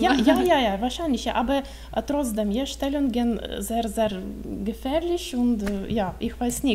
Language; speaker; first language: German; non-native, learner; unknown